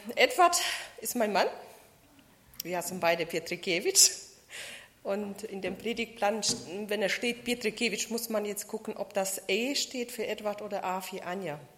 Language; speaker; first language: German; non-native, fluent; Polish